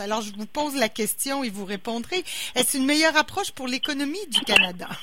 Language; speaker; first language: French; native; French